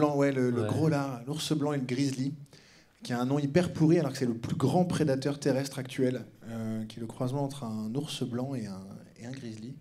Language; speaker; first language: French; native; French